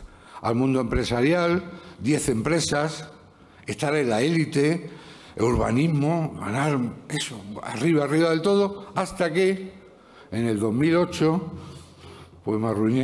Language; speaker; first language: Spanish; native; Spanish